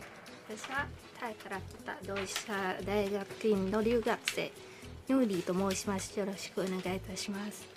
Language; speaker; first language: Japanese; non-native, learner; Thai